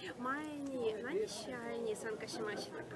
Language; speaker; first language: Japanese; non-native, learner; Ukrainian